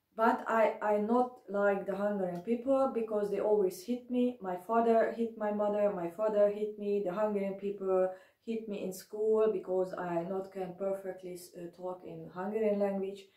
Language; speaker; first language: English; non-native, learner; German